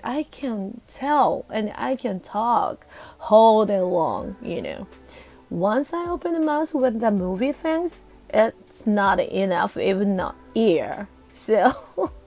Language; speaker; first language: English; non-native, fluent; Japanese